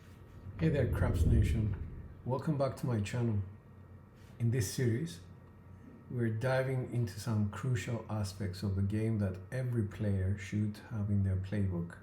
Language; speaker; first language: English; non-native, fluent; Greek